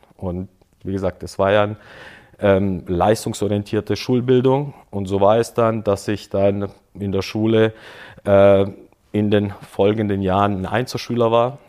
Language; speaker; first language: German; early bilingual, other home language; Croatian